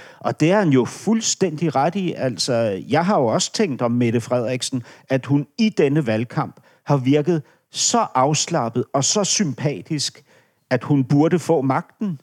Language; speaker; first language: Danish; native; Danish